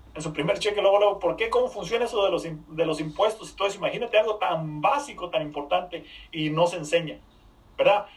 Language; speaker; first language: Spanish; native; Spanish